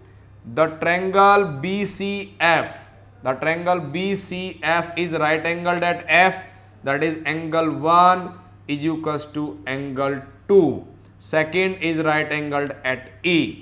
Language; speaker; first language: English; non-native, local second language; Hindi